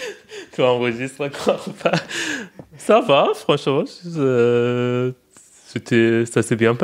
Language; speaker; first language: French; non-native, fluent; Persian